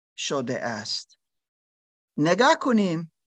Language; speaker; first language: Persian; non-native, learner; German